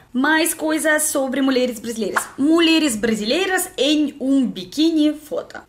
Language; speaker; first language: Portuguese; non-native, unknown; Russian